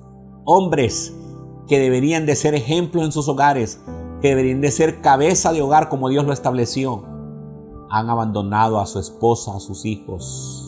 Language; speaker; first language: Spanish; native; Spanish